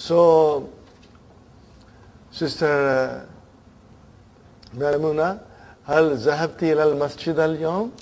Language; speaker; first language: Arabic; non-native, fluent; Bangla